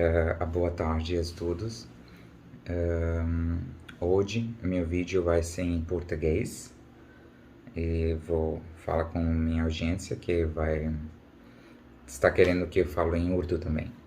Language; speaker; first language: Portuguese; non-native, learner; Urdu